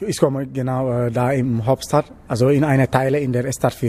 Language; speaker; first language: German; non-native, learner; Wolof